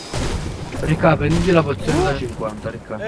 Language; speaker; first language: Italian; native; Italian